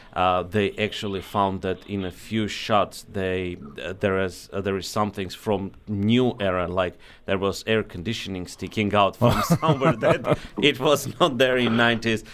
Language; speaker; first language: English; non-native, fluent; Armenian